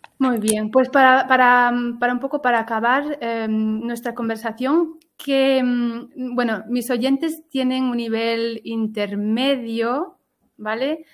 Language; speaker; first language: Spanish; early bilingual, heritage; Galician